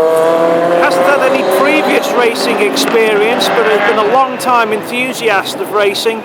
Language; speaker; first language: English; native; English